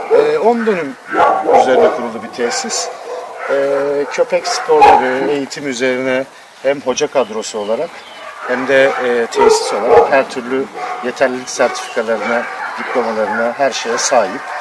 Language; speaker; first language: Turkish; native; Turkish